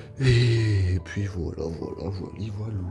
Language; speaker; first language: French; native; French